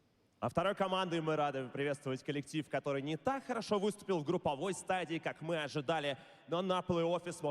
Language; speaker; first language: Russian; native; Russian